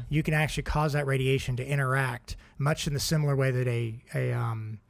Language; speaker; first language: English; native; English